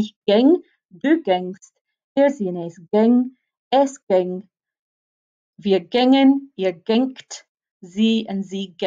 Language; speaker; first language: German; non-native, fluent; English